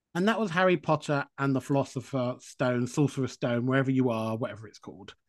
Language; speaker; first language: English; native; English